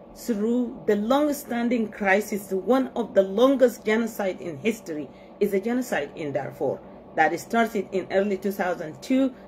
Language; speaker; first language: English; non-native, fluent; Arabic